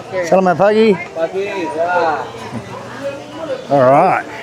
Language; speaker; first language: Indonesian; non-native, learner; English